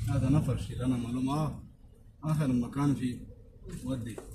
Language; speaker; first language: Arabic; non-native, learner; Hindi